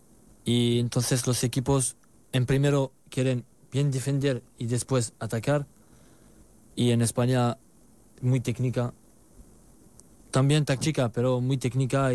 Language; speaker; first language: Spanish; non-native, learner; French